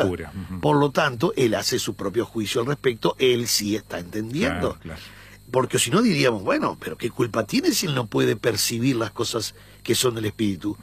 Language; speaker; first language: Spanish; native; Spanish